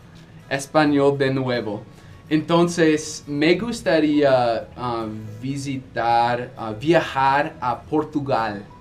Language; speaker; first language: Spanish; non-native, fluent; English